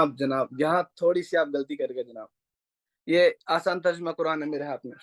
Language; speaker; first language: Urdu; native; Urdu